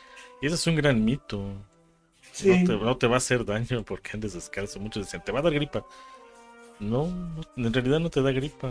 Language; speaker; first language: Spanish; native; Spanish